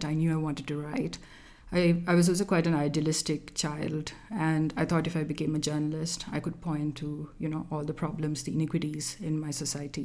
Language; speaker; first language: English; non-native, local second language; Malayalam